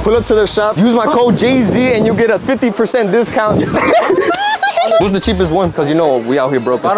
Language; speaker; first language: English; early bilingual, other home language; Spanish